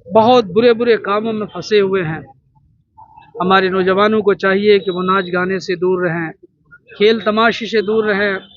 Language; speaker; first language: Urdu; native; Urdu